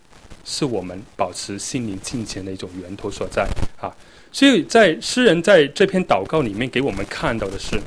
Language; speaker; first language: Chinese; native; Chinese